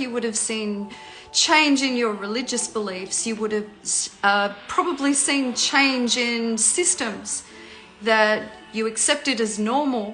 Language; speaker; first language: English; native; English